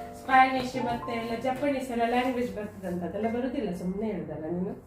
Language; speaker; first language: Kannada; non-native, local second language; Konkani